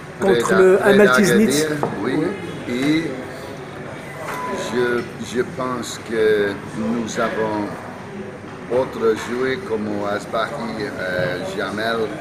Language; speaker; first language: French; non-native, learner; English